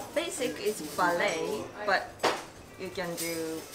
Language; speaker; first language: English; non-native, fluent; Japanese